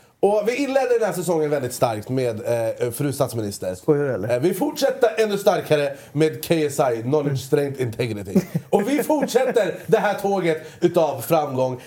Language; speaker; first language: Swedish; early bilingual, other home language; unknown